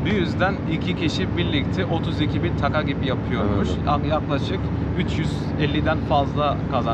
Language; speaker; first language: Turkish; non-native, learner; Bangla